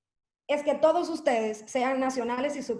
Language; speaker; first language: Spanish; native; Spanish